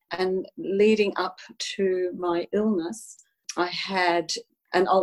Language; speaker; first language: English; non-native, local second language; Italian